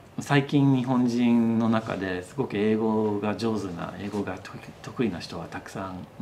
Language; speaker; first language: Japanese; non-native, fluent; English